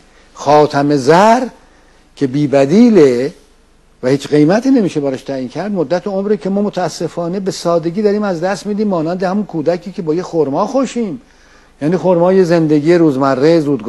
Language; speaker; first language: Persian; native; Persian